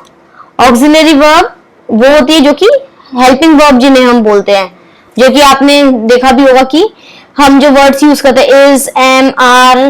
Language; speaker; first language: Hindi; native; Hindi